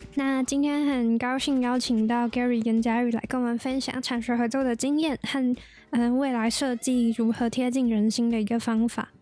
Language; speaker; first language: Chinese; native; Chinese